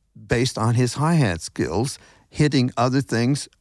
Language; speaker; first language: English; native; English